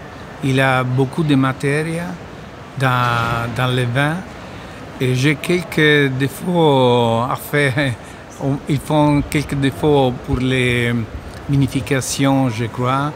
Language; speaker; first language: French; non-native, learner; Italian